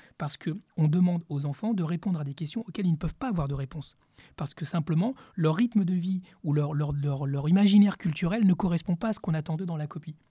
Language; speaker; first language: French; early bilingual, other home language; Spanish